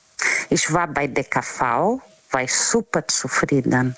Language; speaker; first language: German; non-native, learner; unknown